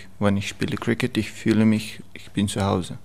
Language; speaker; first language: German; non-native, learner; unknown